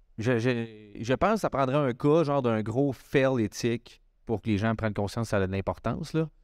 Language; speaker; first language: French; native; French